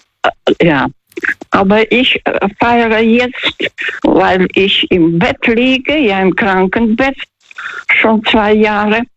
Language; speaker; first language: German; non-native, fluent; Russian